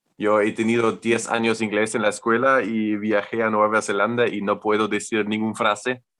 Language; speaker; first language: Spanish; non-native, fluent; German